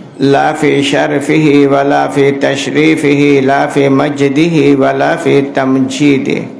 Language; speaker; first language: Arabic; non-native, fluent; Bangla